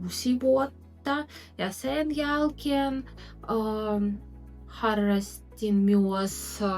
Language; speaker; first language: Finnish; non-native, learner; Russian